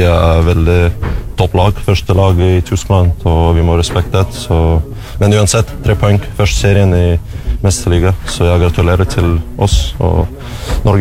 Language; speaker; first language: Norwegian; non-native, learner; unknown